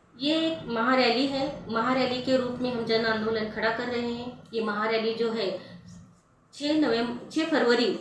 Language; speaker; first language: Hindi; non-native, local second language; Marathi